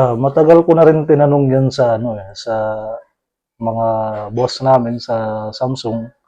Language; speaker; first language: Filipino; native; Filipino